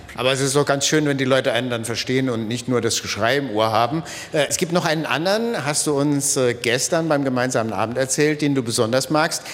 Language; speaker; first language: German; native; German